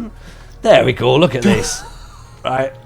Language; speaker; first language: English; native; English